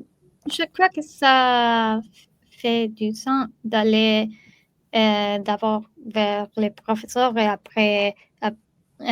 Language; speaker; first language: French; non-native, learner; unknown